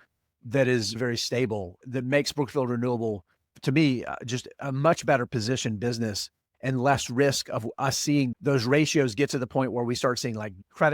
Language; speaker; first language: English; native; English